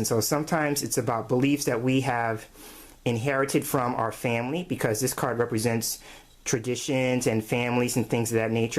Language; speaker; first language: English; native; English